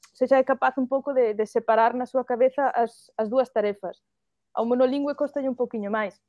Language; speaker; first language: Galician; early bilingual, heritage; Galician